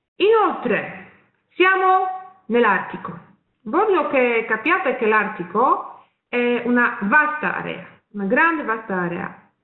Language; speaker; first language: Italian; non-native, fluent; Polish